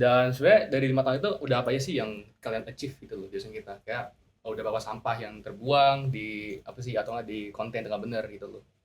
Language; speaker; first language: Indonesian; native; Indonesian